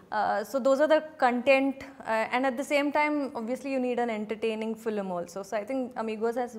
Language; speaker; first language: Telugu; non-native, learner; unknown